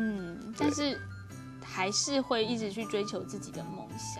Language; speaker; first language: Chinese; native; Chinese